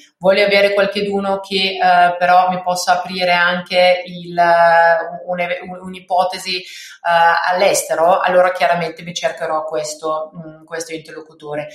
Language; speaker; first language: Italian; non-native, fluent; German